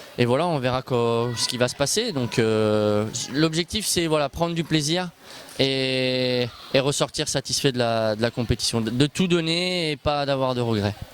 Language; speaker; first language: French; early bilingual, other home language; Bosnian